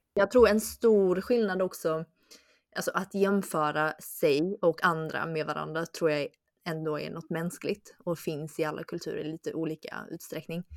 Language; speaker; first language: Swedish; early bilingual, other home language; Chinese